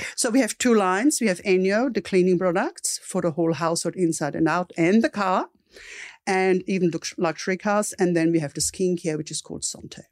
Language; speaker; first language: English; non-native, fluent; German